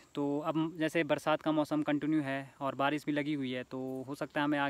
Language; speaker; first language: Hindi; native; Hindi